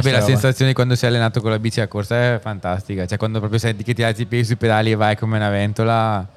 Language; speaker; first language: Italian; native; Italian